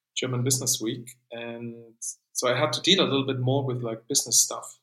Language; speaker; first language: English; non-native, fluent; German